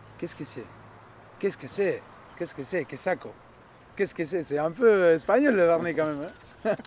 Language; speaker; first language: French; non-native, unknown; Spanish